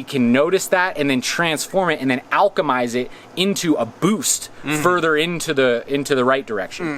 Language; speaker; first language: English; native; English